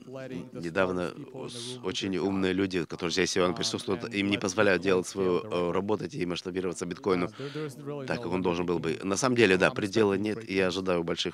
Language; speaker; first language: Russian; native; Russian